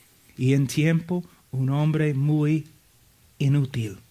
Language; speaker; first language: Spanish; non-native, fluent; English